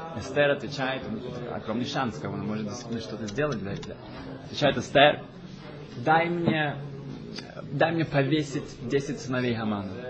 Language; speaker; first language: Russian; early bilingual, heritage; Russian